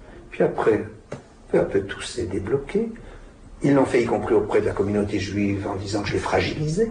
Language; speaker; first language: French; native; French